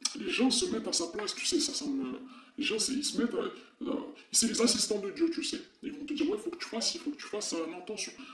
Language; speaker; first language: French; non-native, local second language; Arabic